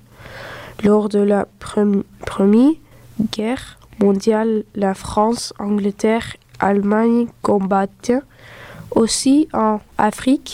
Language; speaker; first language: French; early bilingual, other home language; Dutch